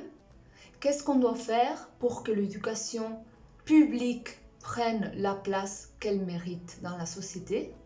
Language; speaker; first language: French; non-native, fluent; Spanish